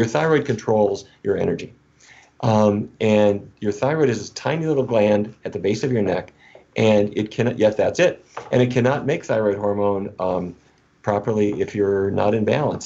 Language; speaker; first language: English; native; English